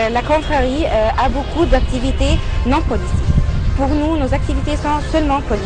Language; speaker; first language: French; non-native, fluent; Arabic